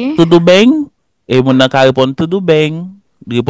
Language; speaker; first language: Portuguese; non-native, fluent; Haitian Creole